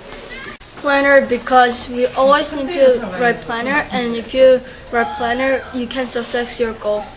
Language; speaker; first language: English; non-native, learner; Korean